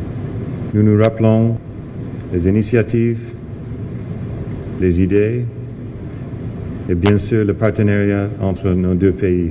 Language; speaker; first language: French; non-native, fluent; English